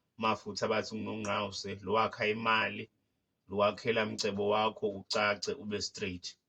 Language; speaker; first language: Zulu; non-native, local second language; Xhosa